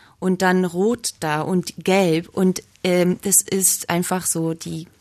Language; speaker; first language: German; non-native, fluent; English